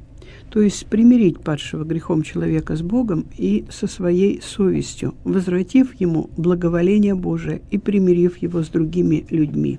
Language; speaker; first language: Russian; native; Russian